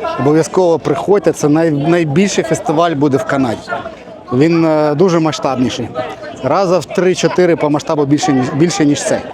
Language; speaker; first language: Ukrainian; native; Ukrainian